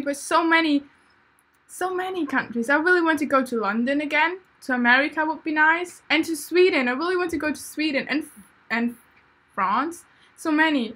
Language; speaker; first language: English; non-native, fluent; German